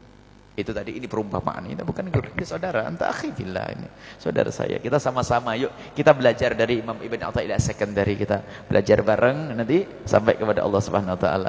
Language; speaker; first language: Indonesian; native; Indonesian